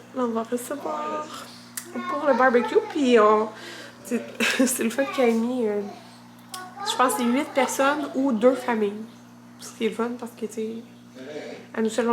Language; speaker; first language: French; native; French